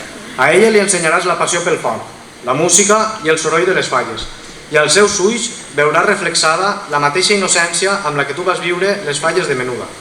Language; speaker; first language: Catalan; native; Catalan